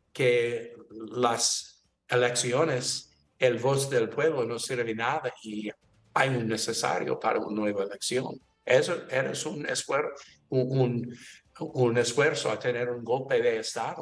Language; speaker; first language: Spanish; non-native, learner; English